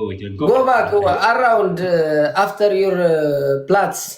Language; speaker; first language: English; non-native, learner; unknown